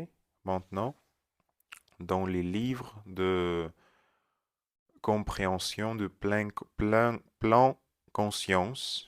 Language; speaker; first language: French; non-native, learner; Russian